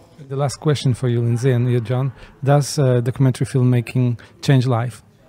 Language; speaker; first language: English; non-native, fluent; Polish